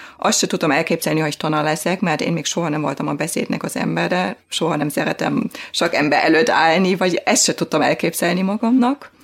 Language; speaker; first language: Hungarian; non-native, fluent; German